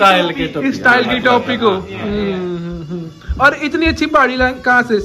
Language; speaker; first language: Hindi; non-native, learner; English